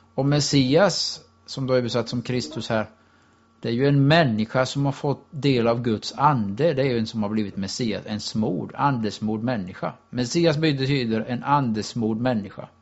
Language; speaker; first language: Swedish; native; Swedish